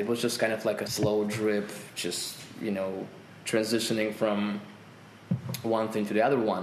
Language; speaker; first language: English; non-native, fluent; Russian